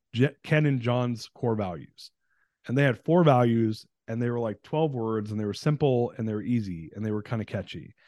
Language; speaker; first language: English; native; English